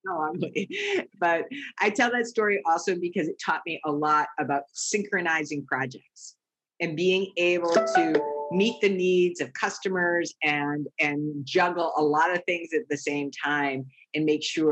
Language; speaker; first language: English; native; English